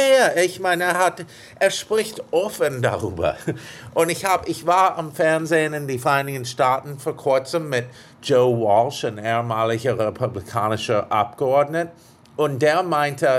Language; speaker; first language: German; non-native, fluent; English